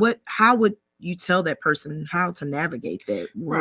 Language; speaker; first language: English; native; English